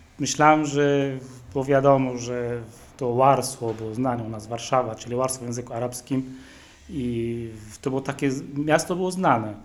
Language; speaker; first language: Polish; non-native, fluent; Arabic